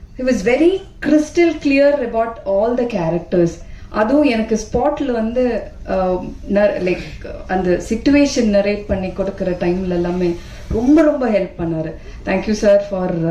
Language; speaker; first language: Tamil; non-native, fluent; Malayalam